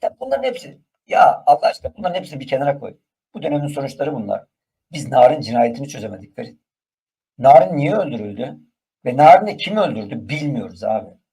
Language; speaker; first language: Turkish; native; Turkish